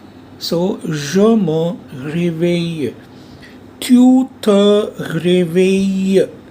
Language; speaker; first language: French; non-native, fluent; Hindi